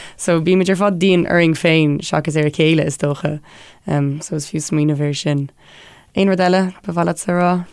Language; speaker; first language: Irish; non-native, local second language; English